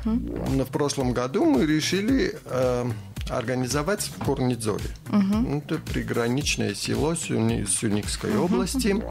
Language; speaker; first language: Russian; non-native, fluent; Armenian